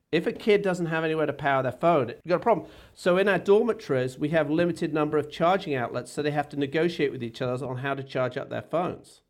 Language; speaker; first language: English; native; English